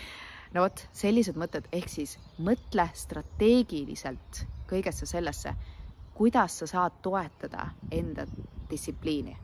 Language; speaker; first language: Estonian; native; Estonian